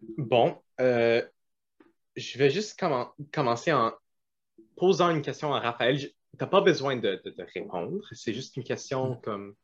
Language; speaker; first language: French; non-native, local second language; English